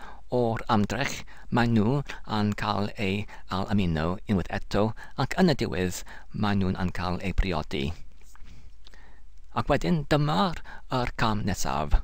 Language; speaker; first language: Welsh; non-native, learner; English